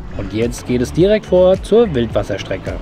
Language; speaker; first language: German; native; German